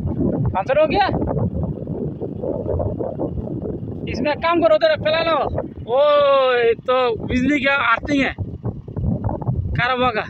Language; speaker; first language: Hindi; non-native, learner; Bangla